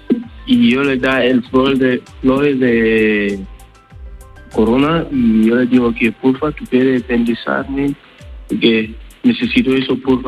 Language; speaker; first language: Spanish; non-native, learner; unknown